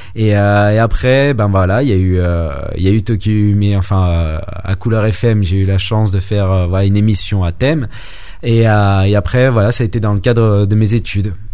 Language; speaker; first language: French; early bilingual, other home language; Vietnamese